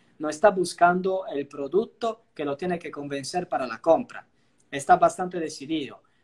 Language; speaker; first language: Spanish; non-native, fluent; Italian